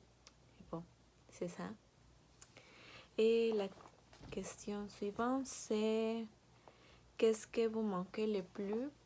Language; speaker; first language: French; non-native, learner; Spanish